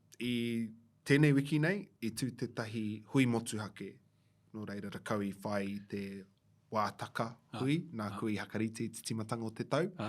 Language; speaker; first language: Māori; non-native, local second language; English